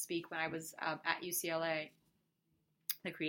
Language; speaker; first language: English; early bilingual, other home language; Portuguese